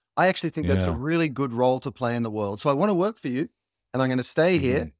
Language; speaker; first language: English; native; English